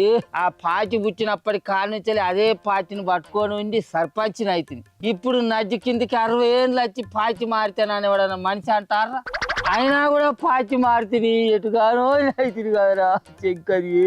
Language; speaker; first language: Telugu; native; Telugu